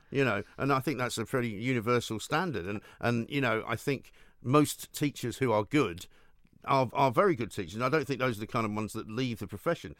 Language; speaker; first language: English; native; English